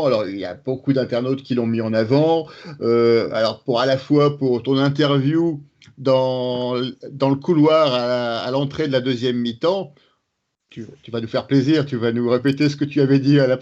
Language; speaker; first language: French; native; French